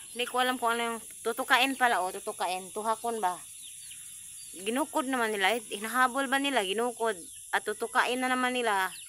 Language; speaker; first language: Filipino; non-native, local second language; Cebuano